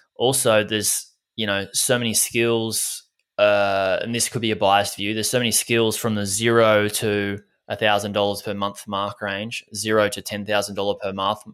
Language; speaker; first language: English; native; English